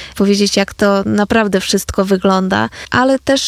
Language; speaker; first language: Polish; non-native, fluent; Ukrainian